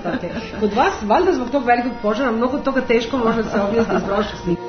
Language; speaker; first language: Serbian; native; Serbian